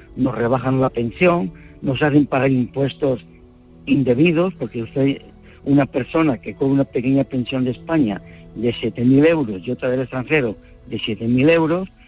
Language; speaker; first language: Spanish; native; Spanish